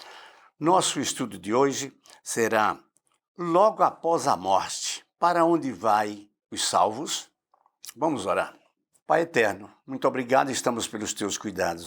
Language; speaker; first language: Portuguese; native; Portuguese